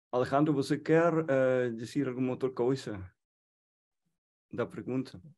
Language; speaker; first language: Portuguese; non-native, fluent; Spanish